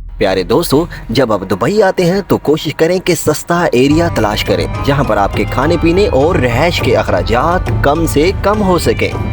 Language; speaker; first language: Urdu; non-native, local second language; Punjabi